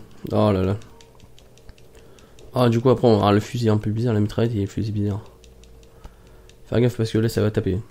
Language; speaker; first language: French; native; French